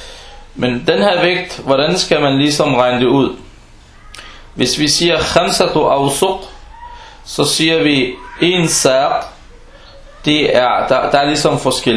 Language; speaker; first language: Danish; early bilingual, other home language; Arabic